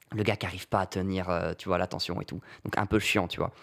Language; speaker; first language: French; native; French